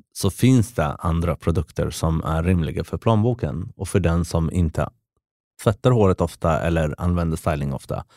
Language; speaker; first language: Swedish; early bilingual, other home language; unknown